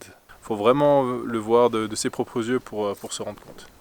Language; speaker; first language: French; native; French